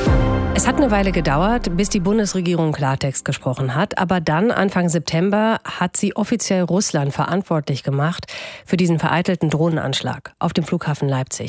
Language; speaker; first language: German; native; German